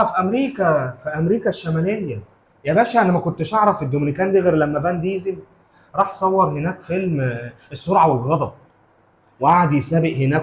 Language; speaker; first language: Arabic; native; Arabic